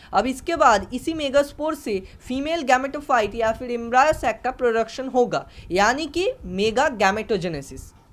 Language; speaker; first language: Hindi; non-native, local second language; Bangla